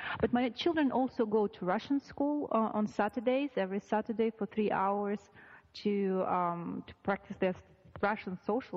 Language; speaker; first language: English; non-native, fluent; Russian